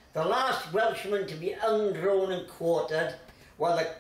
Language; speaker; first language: English; native; English